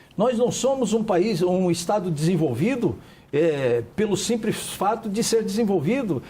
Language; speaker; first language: Portuguese; native; Portuguese